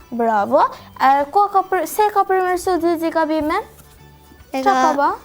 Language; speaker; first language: Albanian; native; Albanian